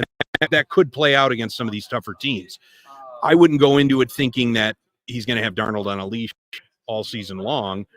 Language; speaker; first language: English; native; English